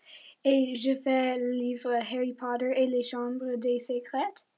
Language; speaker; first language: French; non-native, learner; English